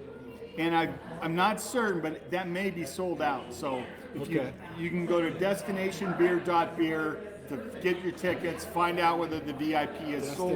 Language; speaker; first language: English; native; English